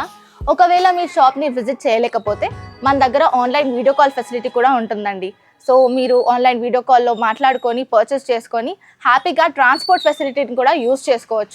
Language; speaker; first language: Telugu; native; Telugu